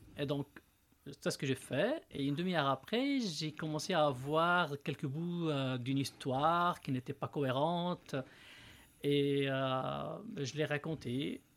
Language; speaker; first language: French; non-native, local second language; Arabic